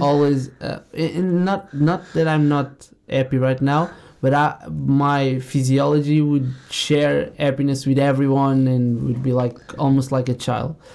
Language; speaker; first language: English; non-native, fluent; Portuguese